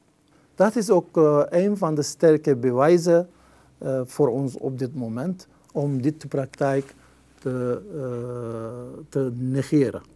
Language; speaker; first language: Dutch; non-native, fluent; Turkish